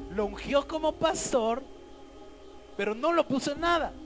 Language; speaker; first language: Spanish; native; Spanish